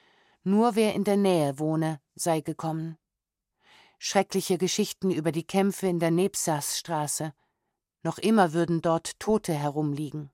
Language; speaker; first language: German; native; German